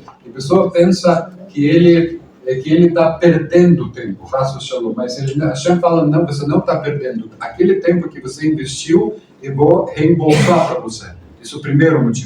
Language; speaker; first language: Portuguese; non-native, fluent; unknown